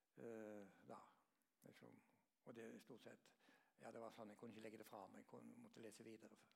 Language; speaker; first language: Norwegian; native; Norwegian